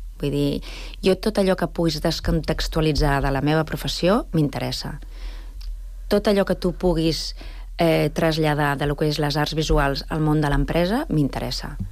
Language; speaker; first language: Catalan; non-native, local second language; Spanish